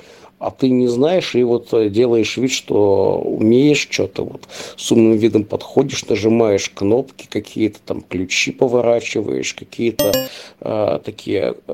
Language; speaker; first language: Russian; native; Russian